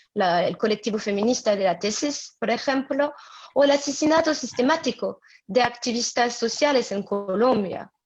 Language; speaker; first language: Spanish; non-native, fluent; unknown